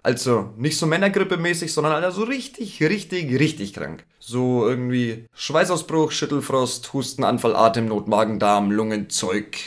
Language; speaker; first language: German; native; German